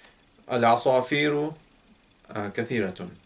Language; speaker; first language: Arabic; non-native, fluent; English